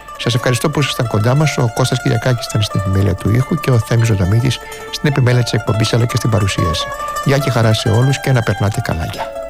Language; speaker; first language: Greek; native; Greek